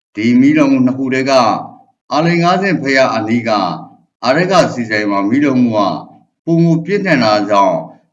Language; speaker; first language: Burmese; native; Burmese